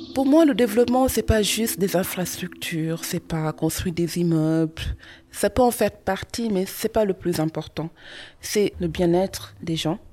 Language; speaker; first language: French; non-native, local second language; Wolof